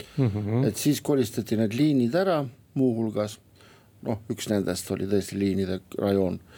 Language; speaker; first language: Estonian; non-native, local second language; Russian